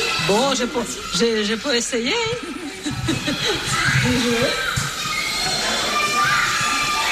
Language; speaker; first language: French; non-native, learner; Portuguese